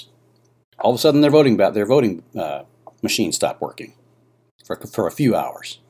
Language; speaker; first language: English; native; English